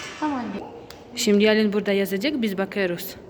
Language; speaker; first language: Turkish; non-native, learner; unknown